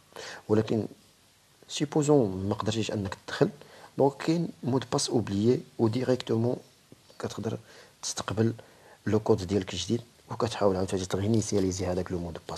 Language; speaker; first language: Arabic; native; Arabic